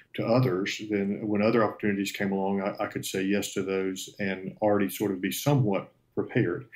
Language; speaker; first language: English; native; English